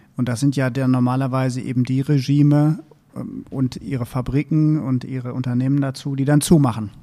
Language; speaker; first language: German; native; German